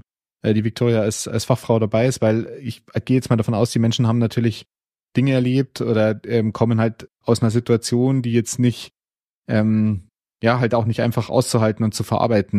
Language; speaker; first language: German; native; German